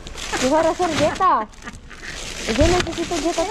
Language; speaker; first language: Spanish; non-native, learner; Filipino